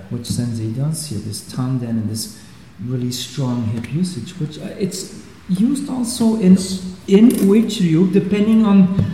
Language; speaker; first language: English; non-native, fluent; Swiss German